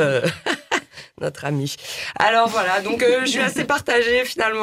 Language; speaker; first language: French; native; French